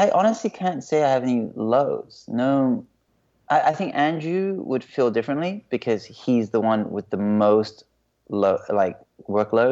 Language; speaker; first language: English; native; English